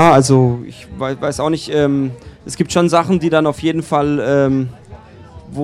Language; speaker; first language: German; native; German